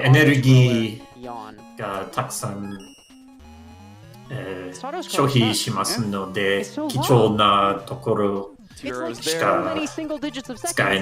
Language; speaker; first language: Japanese; non-native, learner; English